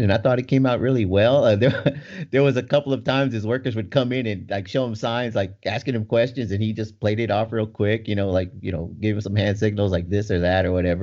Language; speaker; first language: English; native; English